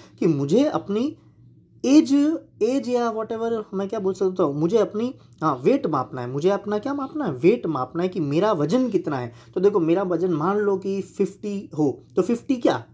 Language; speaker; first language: Hindi; non-native, local second language; Gujarati